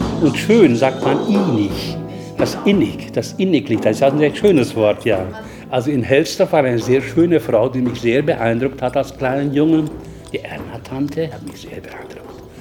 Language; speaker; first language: German; native; German